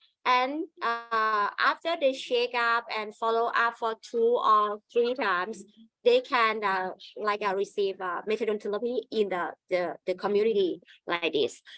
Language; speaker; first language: English; non-native, learner; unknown